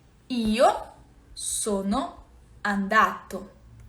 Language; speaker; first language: Italian; non-native, fluent; Portuguese